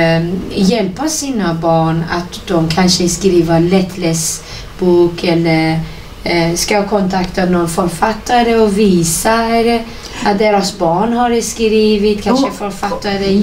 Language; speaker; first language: Swedish; non-native, fluent; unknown